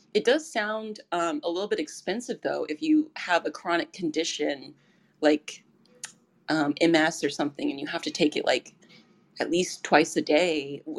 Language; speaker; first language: English; native; English